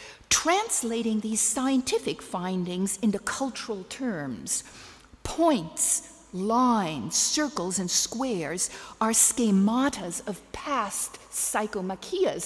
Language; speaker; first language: English; native; English